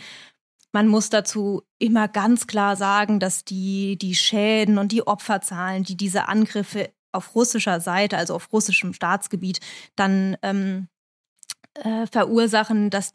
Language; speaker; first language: German; native; German